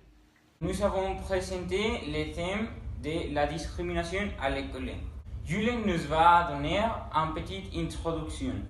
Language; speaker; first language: French; non-native, learner; Spanish